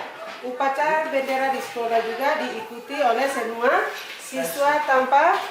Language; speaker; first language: Indonesian; non-native, local second language; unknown